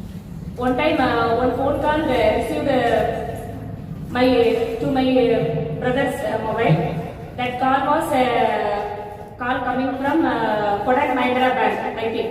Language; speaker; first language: English; non-native, learner; Tamil